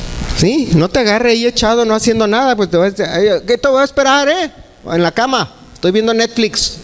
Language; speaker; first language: Spanish; native; Spanish